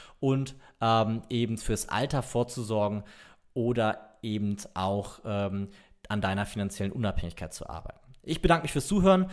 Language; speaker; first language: German; native; German